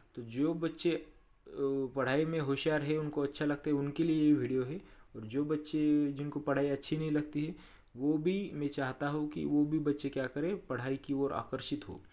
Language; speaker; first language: Hindi; non-native, local second language; Marathi